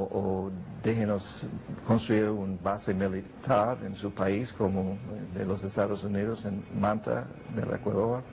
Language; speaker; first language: Spanish; non-native, fluent; English